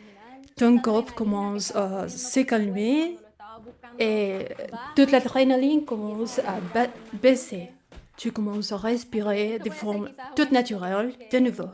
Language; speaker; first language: French; non-native, fluent; Spanish